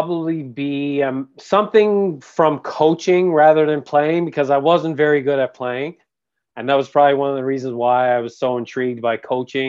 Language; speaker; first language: English; native; English